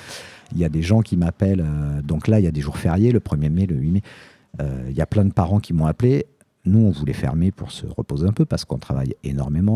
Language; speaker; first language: French; native; French